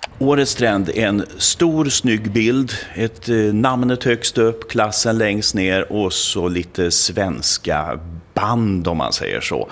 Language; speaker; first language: Swedish; native; Swedish